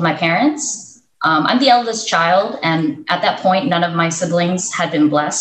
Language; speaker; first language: English; native; English